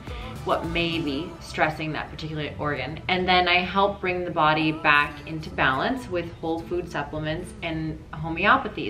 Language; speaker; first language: English; native; English